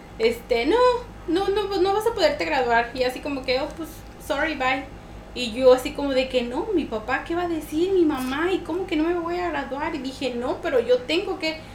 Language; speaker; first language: Spanish; native; Spanish